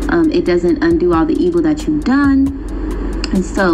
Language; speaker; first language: English; native; English